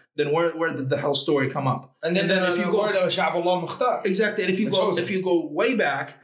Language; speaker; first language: English; early bilingual, heritage; Arabic